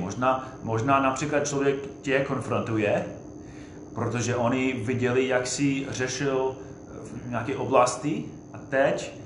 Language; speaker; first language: Czech; non-native, fluent; English